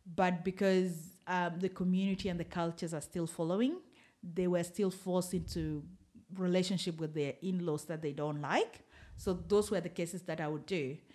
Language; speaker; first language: English; non-native, fluent; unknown